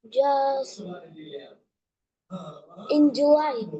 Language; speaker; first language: English; non-native, learner; Indonesian